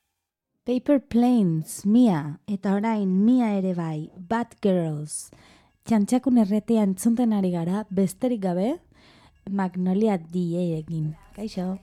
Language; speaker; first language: Basque; non-native, learner; Spanish